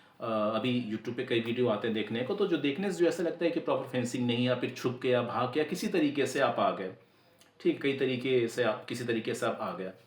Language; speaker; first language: Hindi; native; Hindi